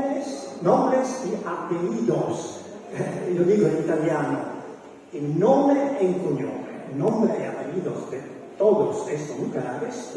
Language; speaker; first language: Spanish; non-native, learner; Italian